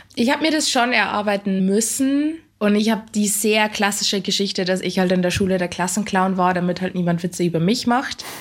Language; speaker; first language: German; native; German